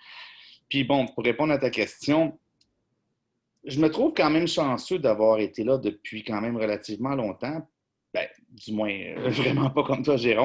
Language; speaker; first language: French; native; French